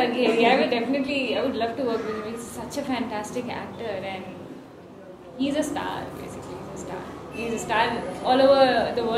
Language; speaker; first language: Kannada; non-native, fluent; Hindi